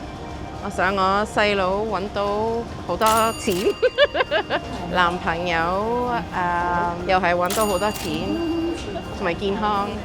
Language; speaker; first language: Cantonese; early bilingual, heritage; Cantonese